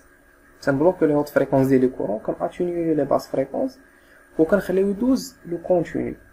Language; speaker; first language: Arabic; native; Arabic